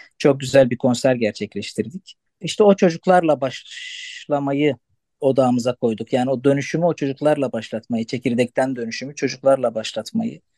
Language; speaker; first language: Turkish; non-native, local second language; Arabic